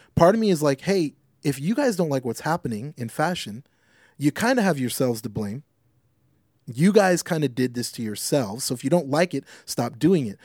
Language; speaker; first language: English; native; English